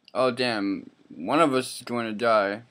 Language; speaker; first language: English; native; English